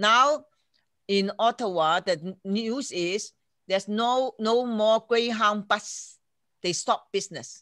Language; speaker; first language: English; non-native, fluent; Chinese